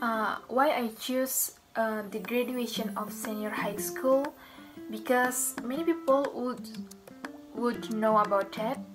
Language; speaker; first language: English; non-native, learner; Indonesian